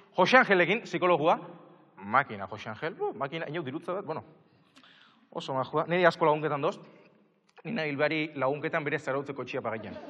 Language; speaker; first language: Basque; native; Basque